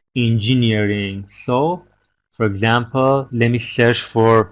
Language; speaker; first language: English; non-native, fluent; Persian